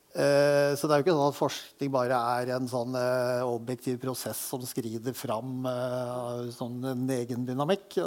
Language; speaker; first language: Norwegian; native; Norwegian